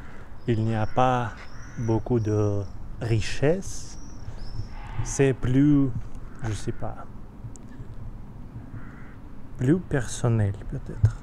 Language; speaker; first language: French; non-native, learner; Russian